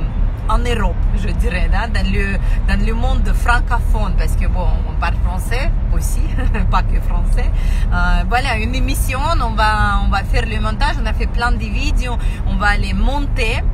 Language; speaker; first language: French; non-native, fluent; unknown